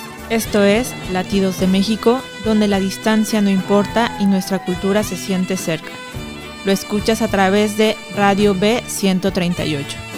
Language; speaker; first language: Spanish; native; Spanish